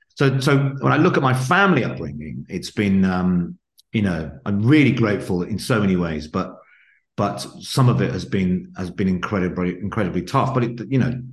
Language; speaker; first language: English; native; English